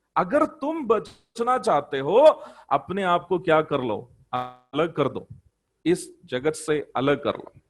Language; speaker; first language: Hindi; non-native, local second language; Malayalam